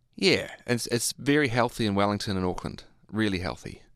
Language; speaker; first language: English; native; English